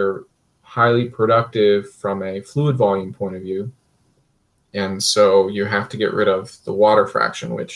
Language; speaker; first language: English; native; English